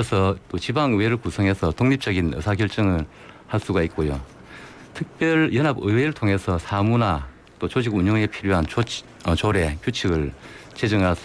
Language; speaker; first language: Korean; native; Korean